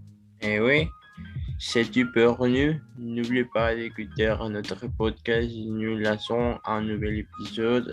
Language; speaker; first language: French; non-native, learner; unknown